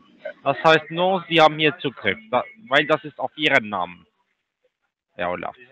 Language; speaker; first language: German; non-native, learner; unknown